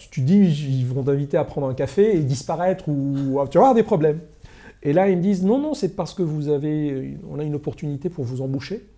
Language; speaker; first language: French; non-native, local second language; Arabic